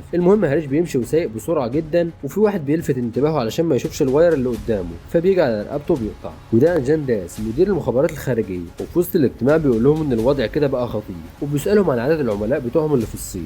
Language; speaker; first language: Arabic; native; Arabic